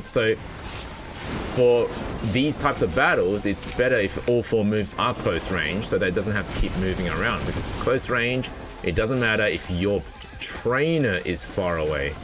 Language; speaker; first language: English; native; English